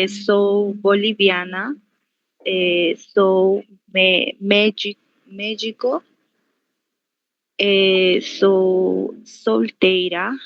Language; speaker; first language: Portuguese; non-native, learner; Spanish